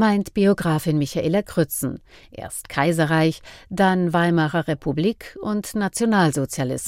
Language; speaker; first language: German; native; German